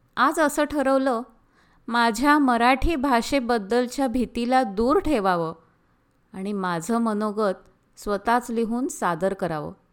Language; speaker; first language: Marathi; early bilingual, heritage; Marathi